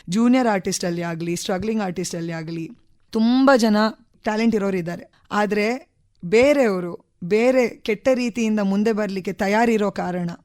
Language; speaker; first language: Kannada; native; Kannada